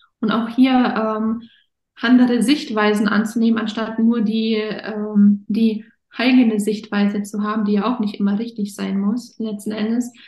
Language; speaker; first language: German; early bilingual, other home language; Russian